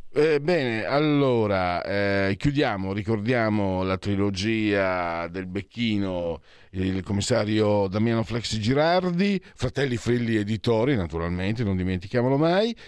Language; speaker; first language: Italian; native; Italian